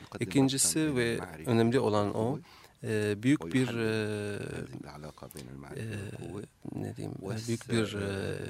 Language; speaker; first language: Turkish; non-native, fluent; Arabic